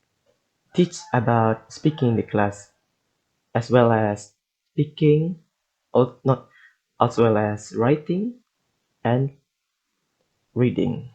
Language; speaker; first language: English; non-native, learner; Indonesian